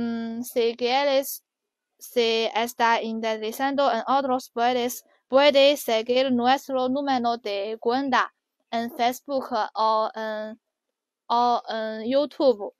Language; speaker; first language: Spanish; non-native, learner; Chinese